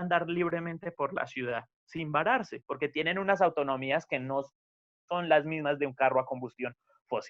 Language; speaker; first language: Spanish; native; Spanish